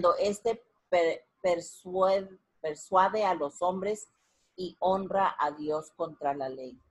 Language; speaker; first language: Spanish; native; Spanish